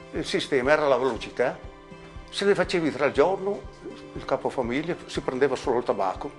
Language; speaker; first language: Italian; native; Italian